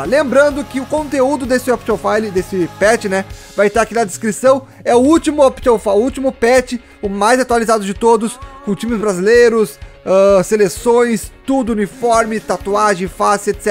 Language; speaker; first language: Portuguese; native; Portuguese